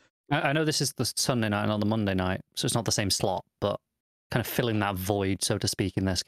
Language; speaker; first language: English; native; English